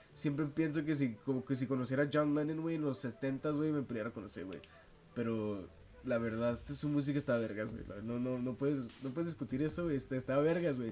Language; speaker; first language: Spanish; early bilingual, heritage; Spanish